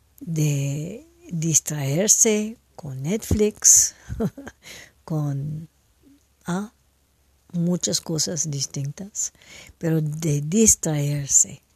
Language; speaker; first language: Spanish; non-native, fluent; French